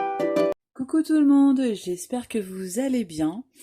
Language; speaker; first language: French; native; French